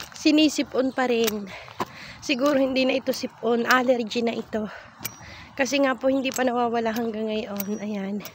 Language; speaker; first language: Filipino; native; Filipino